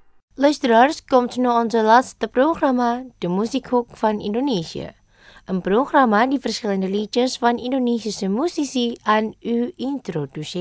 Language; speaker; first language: Dutch; non-native, fluent; Indonesian